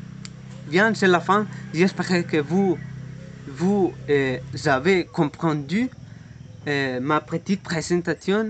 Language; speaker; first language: French; non-native, learner; Spanish